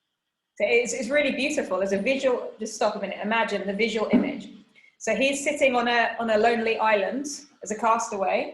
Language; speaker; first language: English; non-native, fluent; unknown